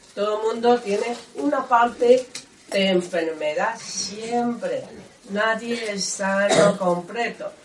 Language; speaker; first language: Spanish; non-native, learner; Chinese